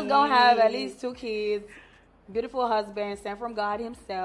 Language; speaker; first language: English; non-native, local second language; Yoruba